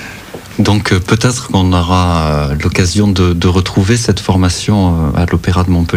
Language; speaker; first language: French; native; French